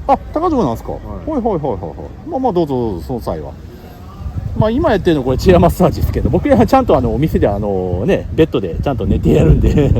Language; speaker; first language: Japanese; native; Japanese